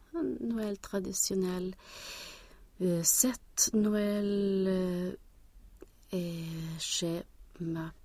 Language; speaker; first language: French; non-native, learner; Swedish